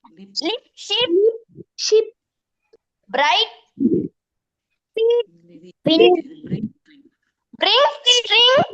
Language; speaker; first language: English; non-native, learner; Tamil